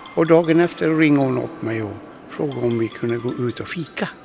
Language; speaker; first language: Swedish; native; Swedish